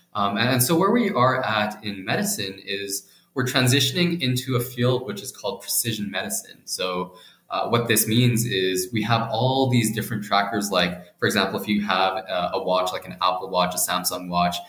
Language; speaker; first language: English; native; English